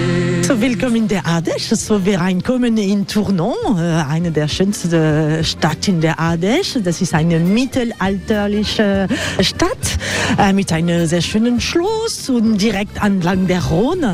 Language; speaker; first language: German; non-native, learner; French